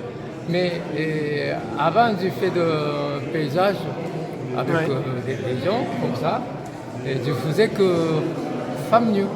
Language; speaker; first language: French; non-native, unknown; Japanese